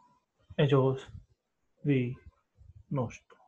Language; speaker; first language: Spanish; non-native, learner; Hindi